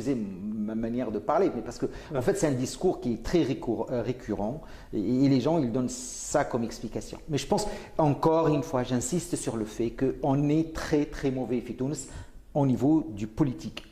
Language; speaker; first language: French; non-native, local second language; Arabic